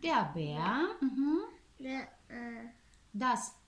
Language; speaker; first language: German; non-native, fluent; Ukrainian